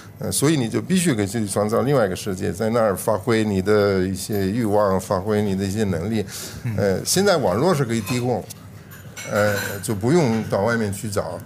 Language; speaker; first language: Chinese; non-native, fluent; Italian